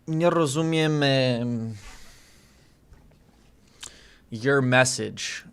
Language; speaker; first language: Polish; non-native, learner; English